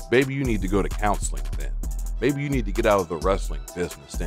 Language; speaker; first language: English; native; English